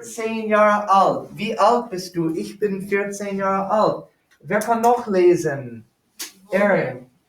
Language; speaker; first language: German; non-native, fluent; English